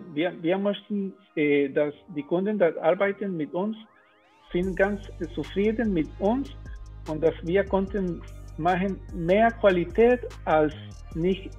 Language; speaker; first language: German; non-native, learner; Spanish